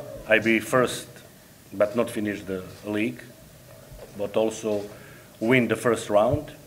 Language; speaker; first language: English; non-native, learner; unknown